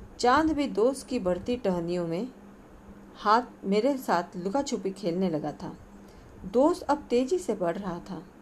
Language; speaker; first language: Hindi; non-native, local second language; Marathi